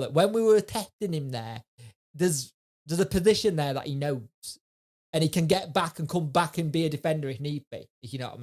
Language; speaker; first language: English; native; English